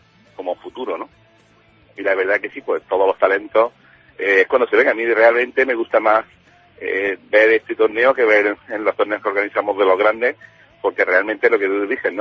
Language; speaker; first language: Spanish; native; Spanish